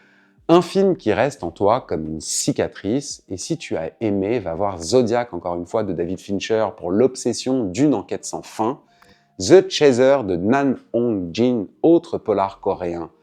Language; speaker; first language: French; native; French